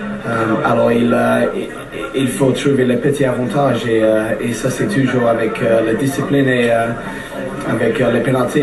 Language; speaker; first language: French; non-native, fluent; English